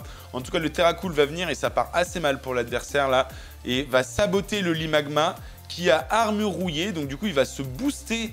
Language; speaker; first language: French; native; French